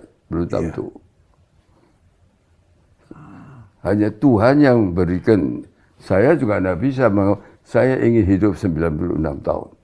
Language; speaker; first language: Indonesian; non-native, local second language; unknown